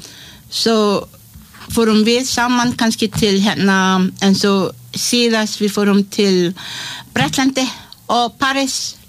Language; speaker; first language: Icelandic; non-native, learner; Malay